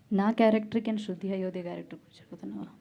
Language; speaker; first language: Telugu; non-native, learner; Malayalam